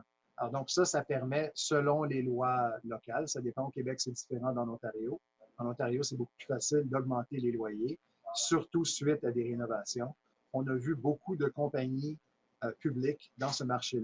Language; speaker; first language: French; native; French